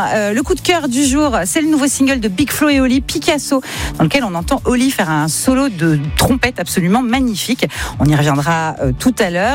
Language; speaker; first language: French; native; French